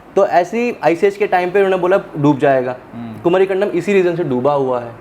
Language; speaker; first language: Hindi; non-native, local second language; Tamil